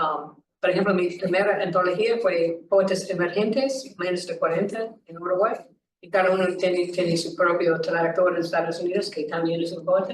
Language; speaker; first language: Spanish; non-native, learner; English